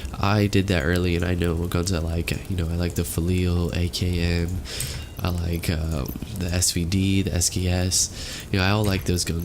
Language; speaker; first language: English; native; English